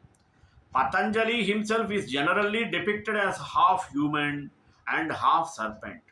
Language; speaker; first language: English; non-native, local second language; Telugu